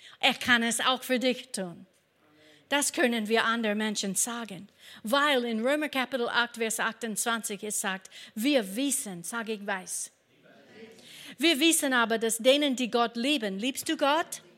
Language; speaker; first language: German; non-native, fluent; English